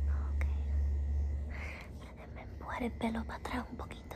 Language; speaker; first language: Spanish; early bilingual, heritage; Spanish